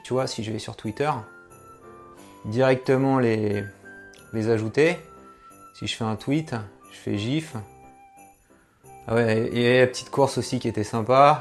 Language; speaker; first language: French; native; French